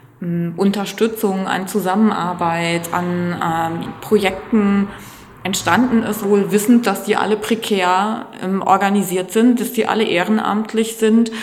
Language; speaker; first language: German; native; German